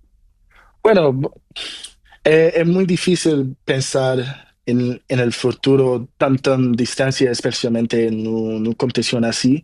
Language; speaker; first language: Spanish; non-native, learner; Portuguese